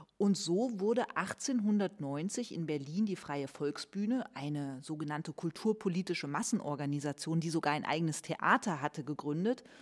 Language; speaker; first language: German; native; German